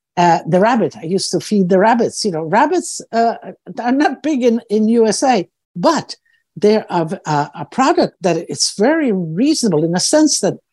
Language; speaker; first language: English; early bilingual, other home language; Croatian